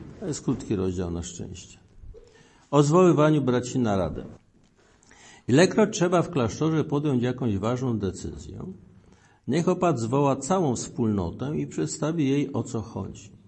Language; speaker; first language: Polish; native; Polish